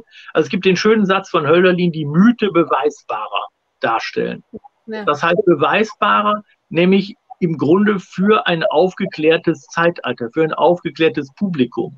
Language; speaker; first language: German; native; German